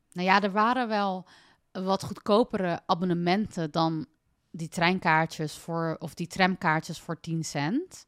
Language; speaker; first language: Dutch; native; Dutch